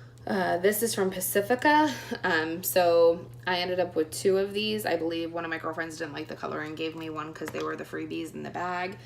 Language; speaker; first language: English; native; English